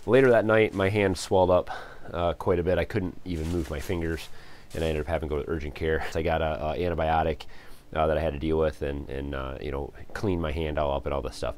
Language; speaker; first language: English; native; English